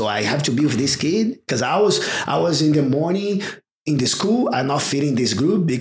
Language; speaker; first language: English; non-native, fluent; Portuguese